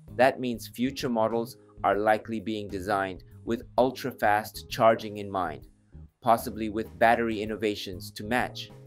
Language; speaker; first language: English; non-native, fluent; Japanese